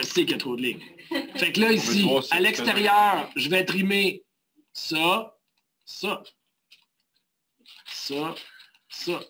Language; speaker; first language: French; native; French